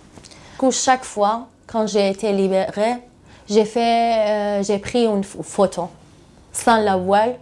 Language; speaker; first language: French; non-native, learner; Persian